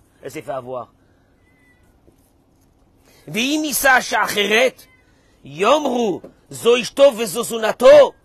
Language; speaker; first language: French; native; French